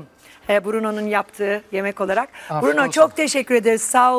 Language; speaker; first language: Turkish; native; Turkish